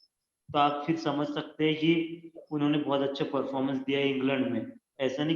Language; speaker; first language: Hindi; native; Hindi